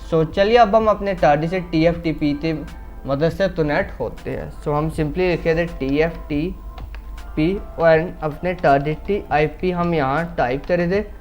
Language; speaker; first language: Urdu; non-native, local second language; Punjabi